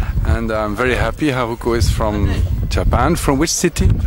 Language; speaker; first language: English; non-native, fluent; French